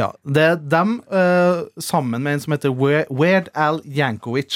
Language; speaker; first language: Norwegian; native; Norwegian